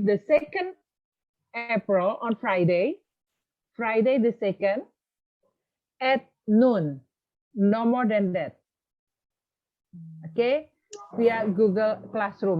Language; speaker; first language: English; non-native, fluent; Indonesian